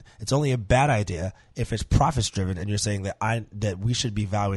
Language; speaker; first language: English; native; English